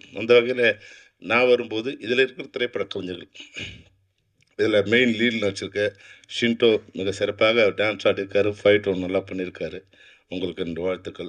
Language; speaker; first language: Tamil; native; Tamil